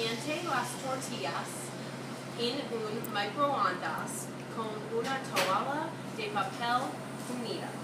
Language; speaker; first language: Spanish; non-native, learner; English